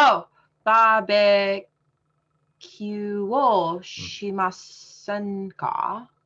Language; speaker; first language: Japanese; non-native, learner; English